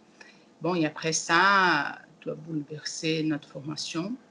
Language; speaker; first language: French; non-native, learner; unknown